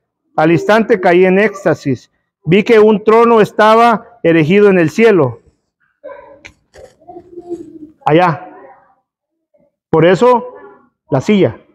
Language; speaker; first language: Spanish; native; Spanish